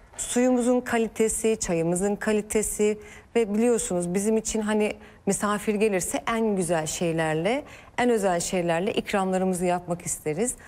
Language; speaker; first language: Turkish; native; Turkish